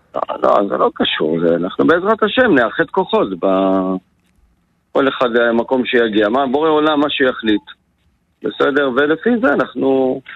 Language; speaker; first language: Hebrew; native; Hebrew